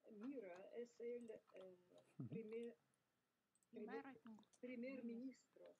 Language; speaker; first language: Spanish; non-native, learner; Russian